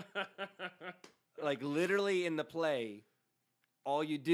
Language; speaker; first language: English; early bilingual, other home language; Spanish